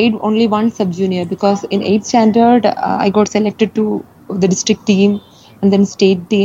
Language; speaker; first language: English; non-native, local second language; Malayalam